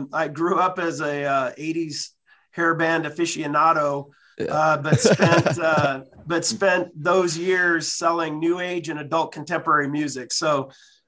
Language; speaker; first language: English; native; English